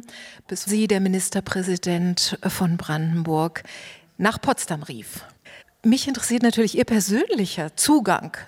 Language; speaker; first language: German; native; German